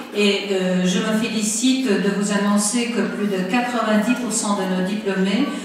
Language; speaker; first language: French; non-native, fluent; Armenian